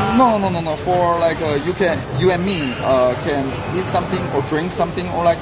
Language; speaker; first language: English; non-native, learner; Korean